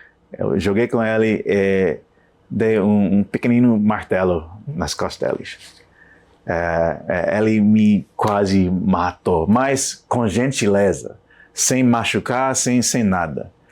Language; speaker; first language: Portuguese; non-native, learner; English